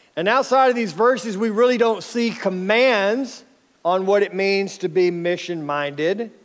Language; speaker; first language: English; native; English